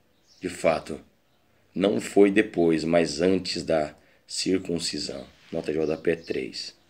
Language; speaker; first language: Portuguese; native; Portuguese